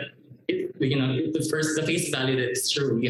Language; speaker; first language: English; non-native, local second language; Cebuano